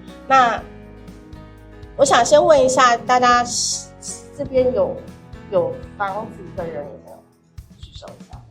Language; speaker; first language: Chinese; native; Chinese